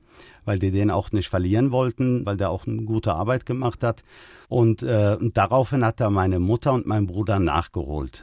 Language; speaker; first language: German; early bilingual, other home language; Turkish